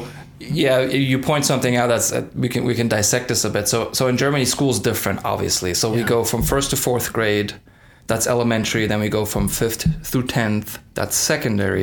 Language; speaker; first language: English; non-native, fluent; Persian